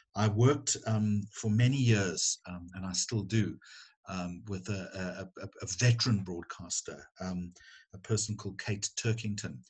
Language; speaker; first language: English; native; English